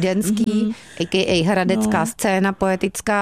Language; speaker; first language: Czech; native; Czech